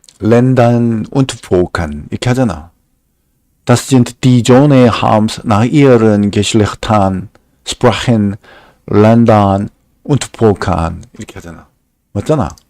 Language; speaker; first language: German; non-native, learner; Korean